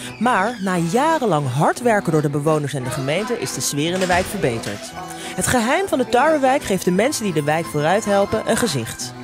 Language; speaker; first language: Dutch; native; Dutch